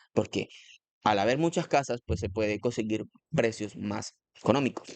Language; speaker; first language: Spanish; native; Spanish